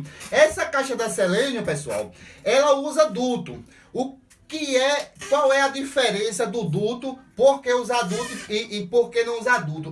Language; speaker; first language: Portuguese; native; Portuguese